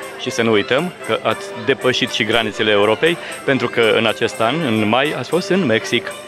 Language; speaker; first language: Romanian; native; Romanian